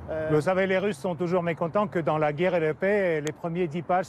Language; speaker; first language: French; non-native, fluent; Russian